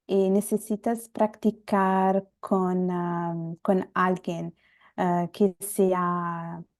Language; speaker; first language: Spanish; non-native, learner; Bangla